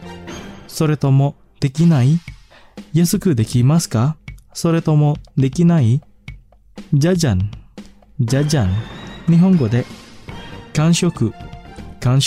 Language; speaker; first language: Japanese; non-native, fluent; Indonesian